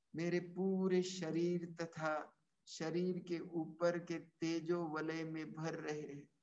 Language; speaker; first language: Hindi; non-native, local second language; Marathi